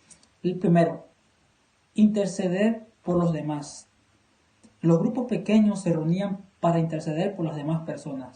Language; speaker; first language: Spanish; native; Spanish